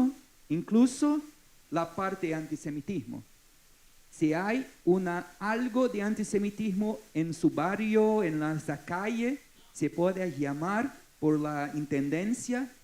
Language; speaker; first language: Spanish; non-native, fluent; Portuguese